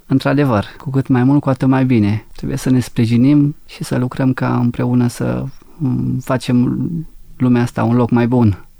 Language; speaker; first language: Romanian; native; Romanian